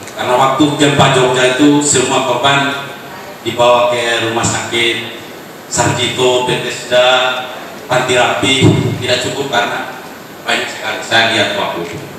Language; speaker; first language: Indonesian; native; Indonesian